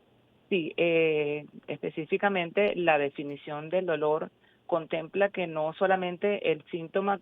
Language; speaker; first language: Spanish; native; Spanish